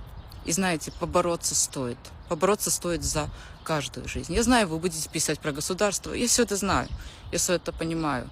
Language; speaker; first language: Russian; native; Russian